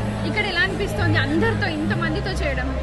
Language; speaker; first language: Telugu; native; Telugu